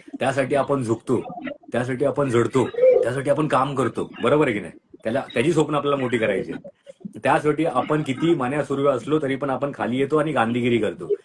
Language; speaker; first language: Marathi; native; Marathi